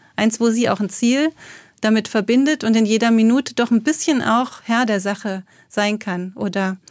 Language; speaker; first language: German; native; German